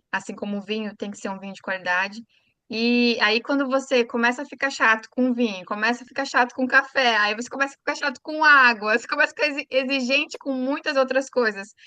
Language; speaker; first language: Portuguese; native; Portuguese